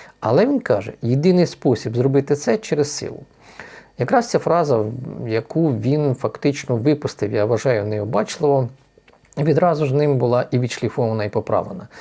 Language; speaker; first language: Ukrainian; native; Ukrainian